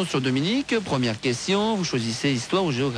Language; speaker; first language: French; native; French